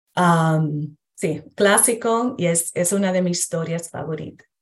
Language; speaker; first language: Spanish; early bilingual, heritage; Spanish